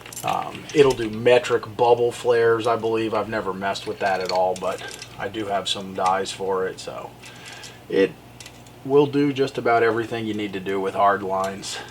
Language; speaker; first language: English; native; English